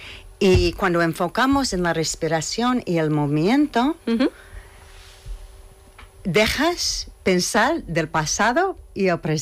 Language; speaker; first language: Spanish; non-native, fluent; English